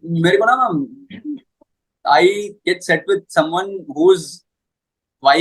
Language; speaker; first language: English; non-native, local second language; Hindi